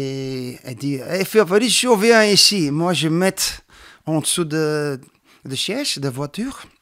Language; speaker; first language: French; non-native, learner; Dutch